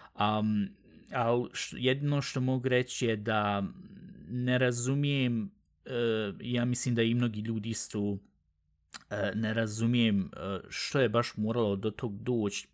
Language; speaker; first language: Bosnian; early bilingual, heritage; Bosnian